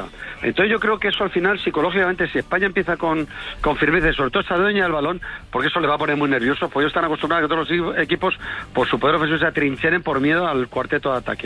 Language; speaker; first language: Spanish; native; Spanish